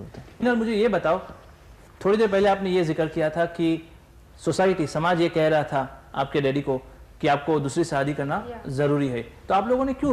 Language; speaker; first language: Hindi; native; Hindi